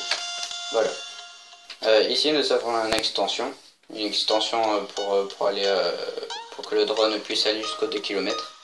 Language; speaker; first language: French; native; French